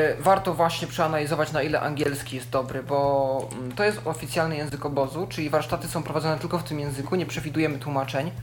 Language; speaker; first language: Polish; native; Polish